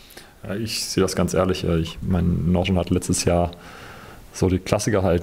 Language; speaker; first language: German; native; German